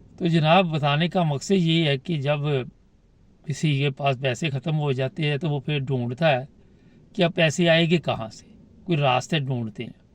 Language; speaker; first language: Urdu; non-native, local second language; Punjabi